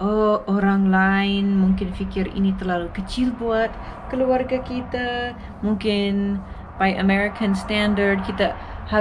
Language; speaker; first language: Indonesian; non-native, learner; English